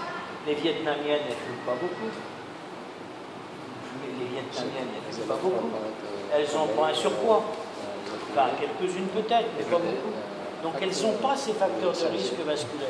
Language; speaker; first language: French; native; French